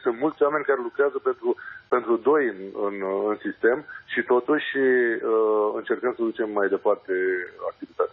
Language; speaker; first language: Romanian; native; Romanian